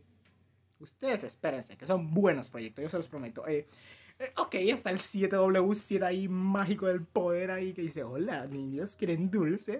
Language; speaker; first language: Spanish; native; Spanish